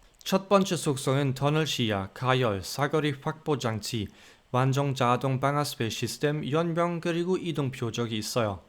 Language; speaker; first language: Korean; non-native, fluent; German